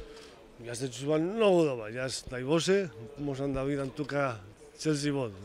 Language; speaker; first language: Macedonian; non-native, learner; Spanish